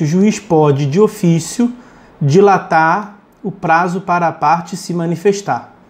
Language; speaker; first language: Portuguese; native; Portuguese